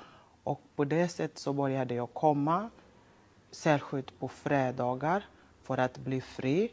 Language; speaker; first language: Swedish; non-native, local second language; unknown